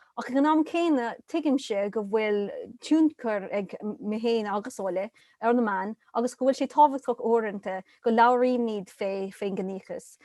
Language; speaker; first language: Irish; non-native, local second language; English